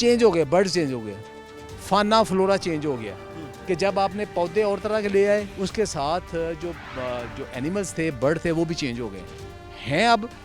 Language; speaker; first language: Urdu; non-native, local second language; Punjabi